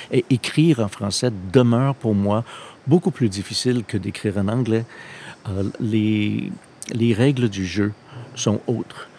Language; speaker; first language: French; non-native, local second language; English